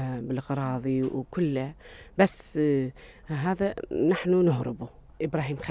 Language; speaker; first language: Arabic; non-native, local second language; Kurdish